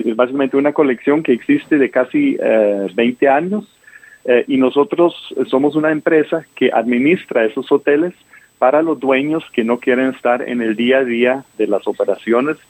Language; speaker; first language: Spanish; non-native, fluent; German